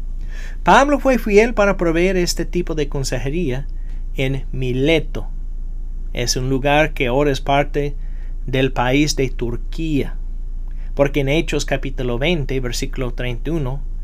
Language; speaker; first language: Spanish; non-native, fluent; English